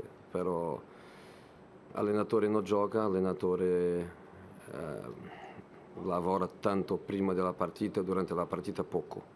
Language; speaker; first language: Italian; non-native, fluent; Portuguese